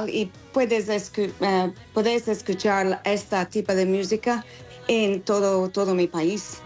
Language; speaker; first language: Spanish; non-native, fluent; English